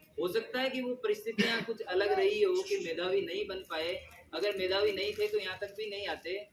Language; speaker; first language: Hindi; native; Hindi